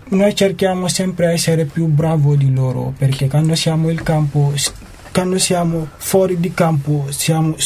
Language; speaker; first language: Italian; non-native, learner; Fula